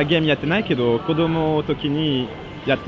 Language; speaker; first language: Japanese; non-native, fluent; French